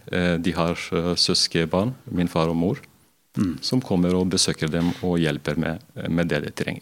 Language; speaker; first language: Norwegian; non-native, fluent; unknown